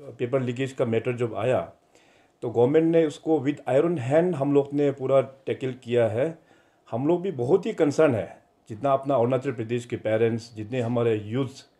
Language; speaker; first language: Hindi; non-native, local second language; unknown